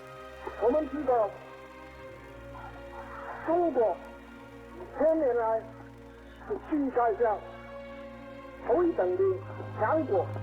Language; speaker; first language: Chinese; non-native, local second language; Cantonese